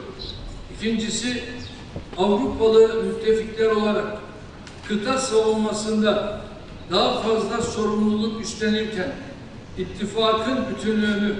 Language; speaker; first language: Turkish; native; Turkish